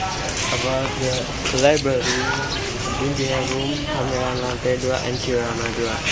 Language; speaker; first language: English; non-native, learner; Indonesian